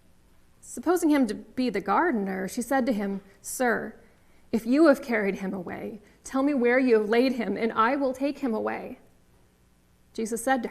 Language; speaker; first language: English; native; English